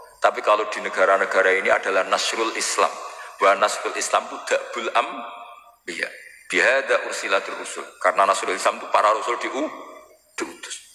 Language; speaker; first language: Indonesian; non-native, local second language; Javanese